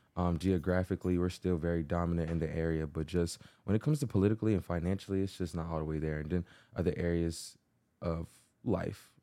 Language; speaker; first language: English; early bilingual, other home language; Haitian Creole